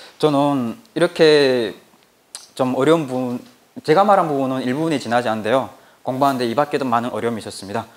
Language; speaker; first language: Korean; native; Korean